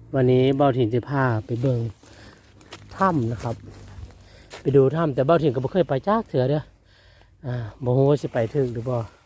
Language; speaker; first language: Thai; non-native, local second language; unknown